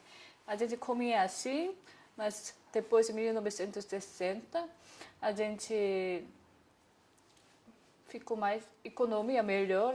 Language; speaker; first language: Portuguese; non-native, learner; Korean